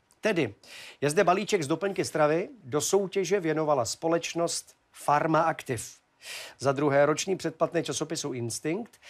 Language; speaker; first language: Czech; native; Czech